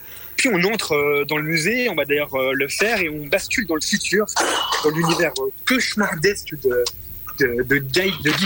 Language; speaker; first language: French; native; French